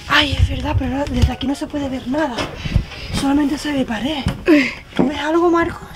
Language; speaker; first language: Spanish; native; Spanish